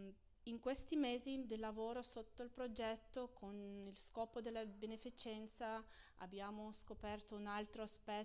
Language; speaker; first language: Italian; non-native, fluent; Ukrainian